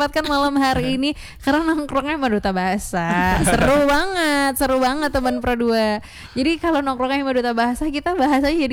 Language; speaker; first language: Indonesian; non-native, local second language; Minangkabau